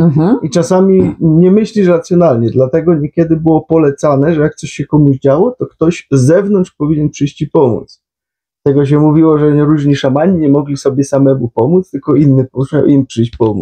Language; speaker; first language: Polish; native; Polish